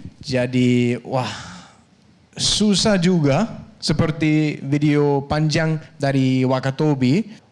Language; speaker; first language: Indonesian; non-native, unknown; Danish